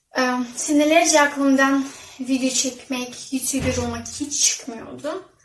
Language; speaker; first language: Turkish; non-native, fluent; Kazakh